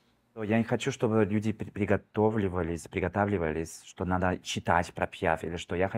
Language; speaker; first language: Russian; early bilingual, heritage; Russian